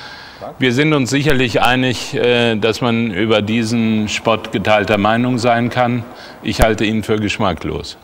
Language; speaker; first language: German; native; German